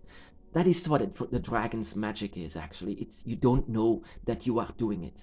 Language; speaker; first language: English; non-native, fluent; Dutch